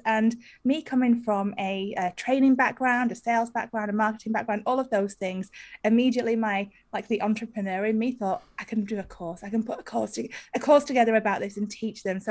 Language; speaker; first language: English; native; English